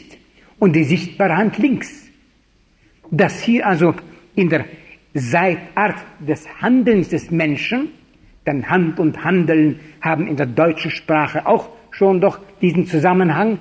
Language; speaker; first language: German; non-native, fluent; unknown